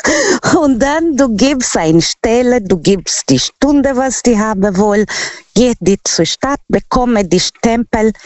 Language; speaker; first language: German; non-native, fluent; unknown